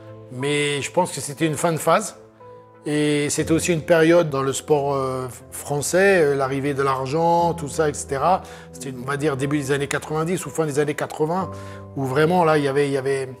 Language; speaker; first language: French; native; French